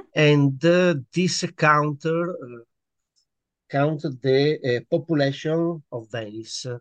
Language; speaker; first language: English; non-native, learner; Italian